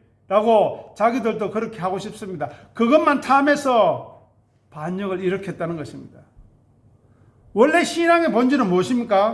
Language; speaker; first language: Korean; native; Korean